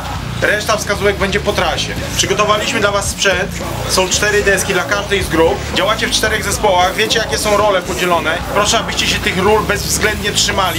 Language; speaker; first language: Polish; native; Polish